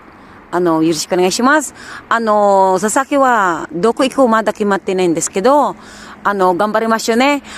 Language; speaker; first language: Japanese; non-native, learner; Filipino